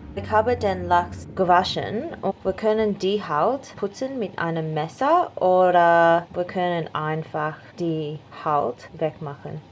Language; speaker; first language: German; non-native, learner; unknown